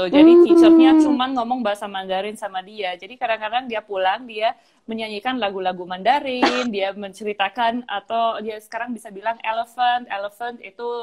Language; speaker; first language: Indonesian; early bilingual, heritage; Indonesian